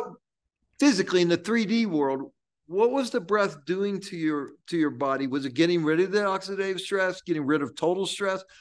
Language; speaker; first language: English; native; English